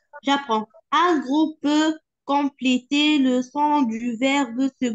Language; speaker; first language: French; non-native, learner; Arabic